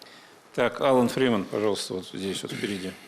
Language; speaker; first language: Russian; native; Russian